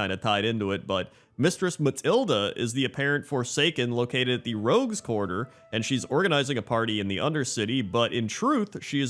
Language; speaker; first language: English; native; English